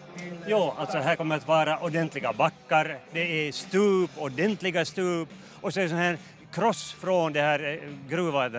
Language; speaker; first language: Swedish; native; Swedish